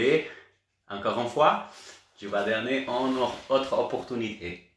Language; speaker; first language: French; non-native, learner; Portuguese